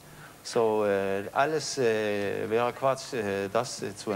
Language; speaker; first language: German; non-native, fluent; Danish